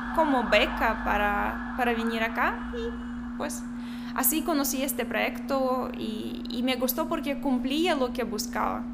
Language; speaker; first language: Spanish; non-native, fluent; Russian